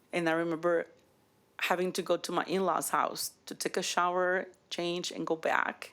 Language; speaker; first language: English; early bilingual, other home language; Spanish